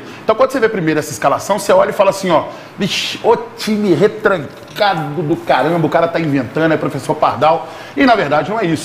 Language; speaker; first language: Portuguese; native; Portuguese